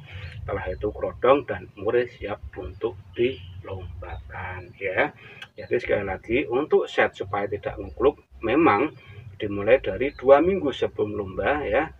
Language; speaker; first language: Indonesian; native; Indonesian